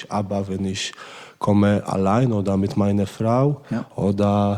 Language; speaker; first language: German; non-native, learner; Polish